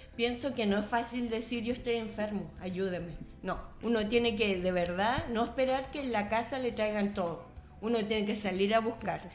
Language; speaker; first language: Spanish; native; Spanish